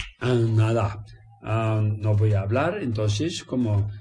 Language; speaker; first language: Spanish; non-native, learner; Tibetan